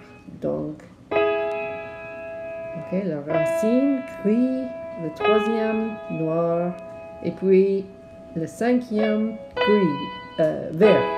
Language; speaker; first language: French; non-native, learner; English